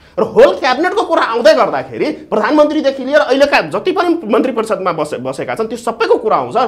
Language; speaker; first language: Nepali; non-native, local second language; Maithili